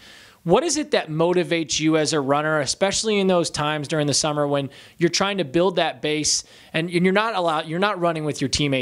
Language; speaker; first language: English; native; English